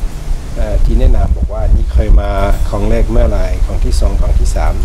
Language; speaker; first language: Thai; non-native, learner; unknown